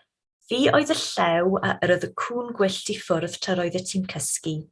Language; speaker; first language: Welsh; native; Welsh